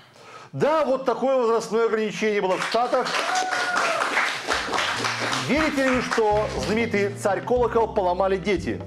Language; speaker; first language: Russian; native; Russian